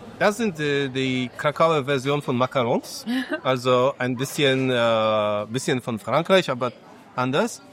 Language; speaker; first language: German; non-native, fluent; Polish